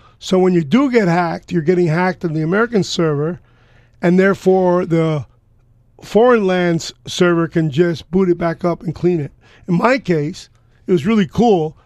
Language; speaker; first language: English; early bilingual, other home language; Spanish